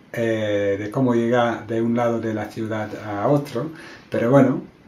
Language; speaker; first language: Spanish; non-native, fluent; English